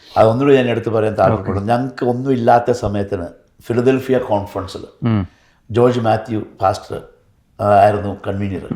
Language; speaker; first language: Malayalam; early bilingual, heritage; Malayalam